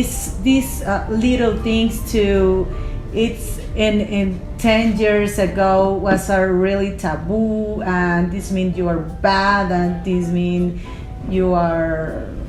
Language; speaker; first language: English; non-native, learner; Spanish